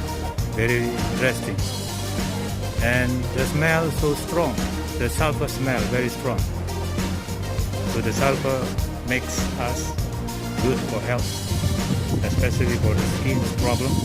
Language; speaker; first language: English; non-native, learner; Indonesian